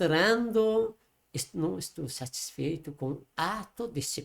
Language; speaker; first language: Portuguese; non-native, learner; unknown